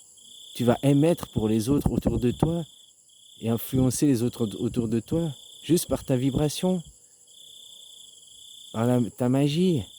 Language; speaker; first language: French; native; French